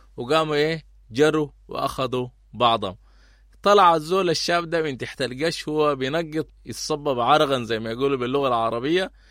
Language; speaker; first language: Arabic; native; Arabic